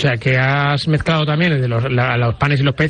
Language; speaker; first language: Spanish; native; Spanish